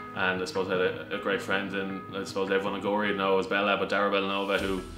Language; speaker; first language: English; native; English